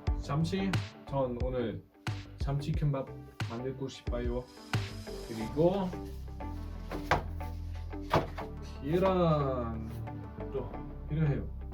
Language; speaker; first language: Korean; non-native, learner; German